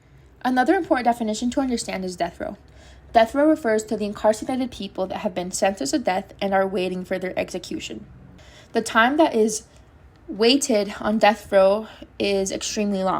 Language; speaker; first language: English; non-native, fluent; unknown